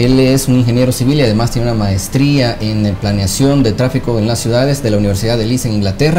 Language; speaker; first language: Spanish; native; Spanish